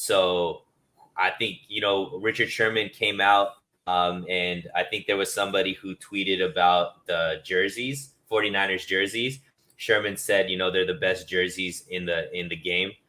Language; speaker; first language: English; native; English